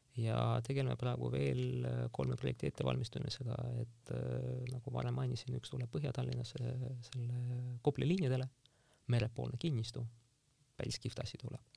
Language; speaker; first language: Estonian; non-native, local second language; Russian